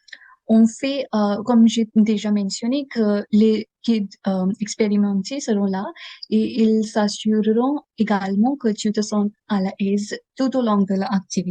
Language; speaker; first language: French; non-native, learner; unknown